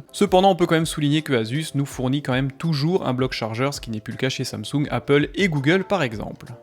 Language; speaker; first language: French; native; French